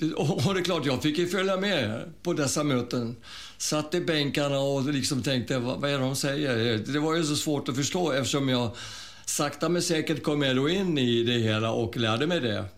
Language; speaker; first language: Swedish; non-native, fluent; German